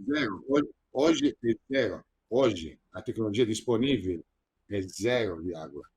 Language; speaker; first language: Portuguese; non-native, fluent; Italian